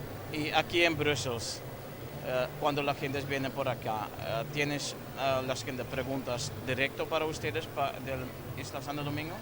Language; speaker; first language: Spanish; non-native, learner; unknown